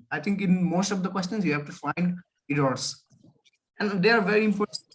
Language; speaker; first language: English; non-native, local second language; Nepali